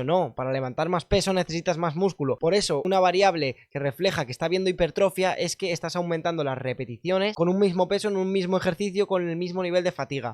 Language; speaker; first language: Spanish; native; Spanish